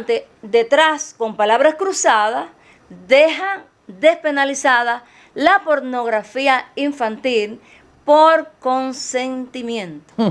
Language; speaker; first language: Spanish; native; Spanish